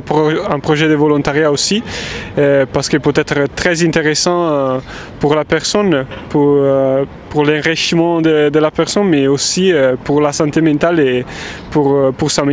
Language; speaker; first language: French; non-native, fluent; Italian